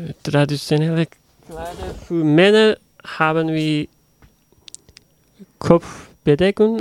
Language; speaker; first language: German; non-native, learner; Uzbek